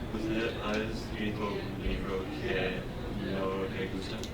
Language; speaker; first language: Spanish; non-native, learner; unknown